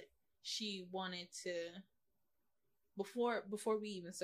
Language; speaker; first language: English; non-native, local second language; Yoruba